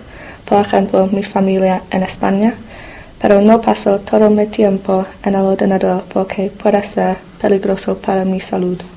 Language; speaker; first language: Spanish; non-native, learner; English